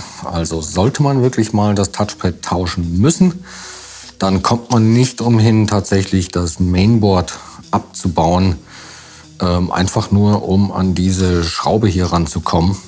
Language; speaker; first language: German; native; German